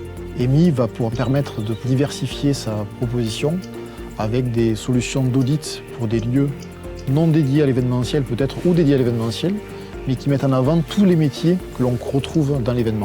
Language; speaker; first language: French; native; French